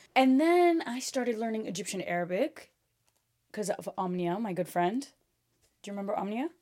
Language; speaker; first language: English; early bilingual, other home language; Portuguese